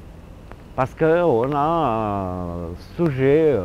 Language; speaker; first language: French; non-native, fluent; Romanian